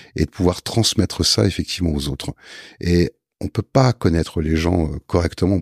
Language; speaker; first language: French; native; French